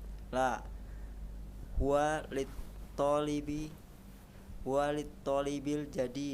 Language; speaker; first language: Arabic; non-native, learner; Indonesian